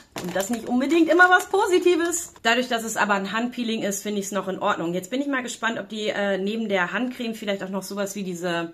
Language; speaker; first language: German; native; German